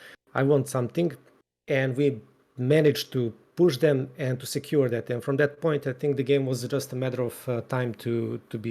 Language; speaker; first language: English; non-native, fluent; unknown